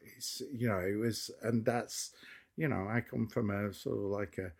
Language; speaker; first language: English; native; English